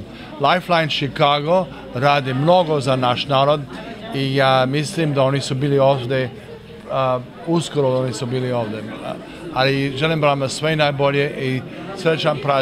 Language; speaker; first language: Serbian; early bilingual, heritage; English